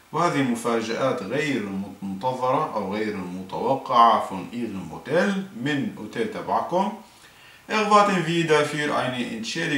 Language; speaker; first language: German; non-native, fluent; Arabic